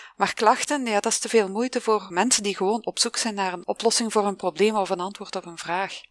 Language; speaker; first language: Dutch; native; Dutch